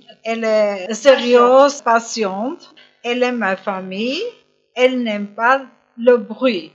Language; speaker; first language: French; non-native, learner; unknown